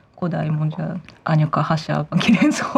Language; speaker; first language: Hungarian; non-native, fluent; Japanese